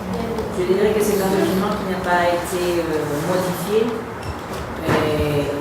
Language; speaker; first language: French; non-native, fluent; Spanish